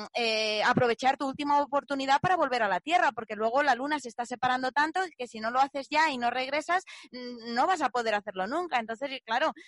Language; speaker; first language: Spanish; native; Spanish